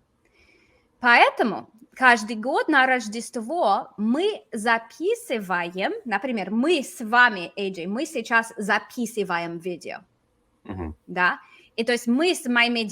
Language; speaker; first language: Russian; non-native, fluent; English